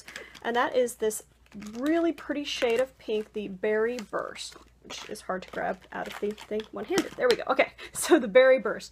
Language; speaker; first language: English; native; English